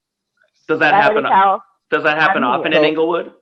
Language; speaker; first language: English; native; English